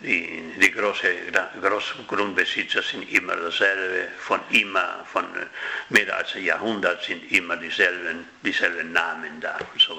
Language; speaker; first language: German; non-native, fluent; Spanish